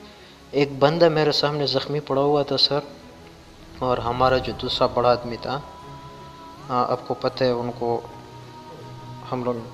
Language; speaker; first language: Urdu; non-native, local second language; Pashto